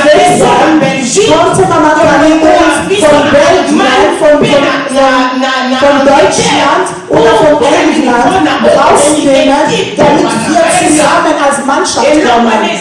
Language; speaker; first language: German; non-native, fluent; French